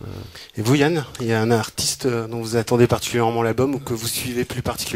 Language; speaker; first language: French; native; French